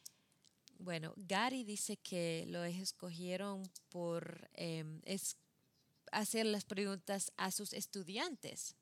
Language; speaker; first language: Spanish; non-native, fluent; English